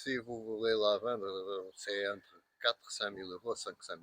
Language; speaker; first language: French; non-native, learner; Portuguese